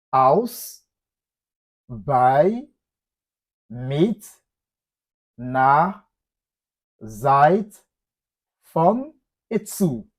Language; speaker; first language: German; non-native, fluent; French